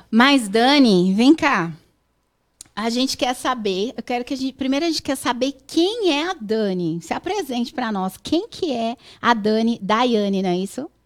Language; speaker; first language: Portuguese; native; Portuguese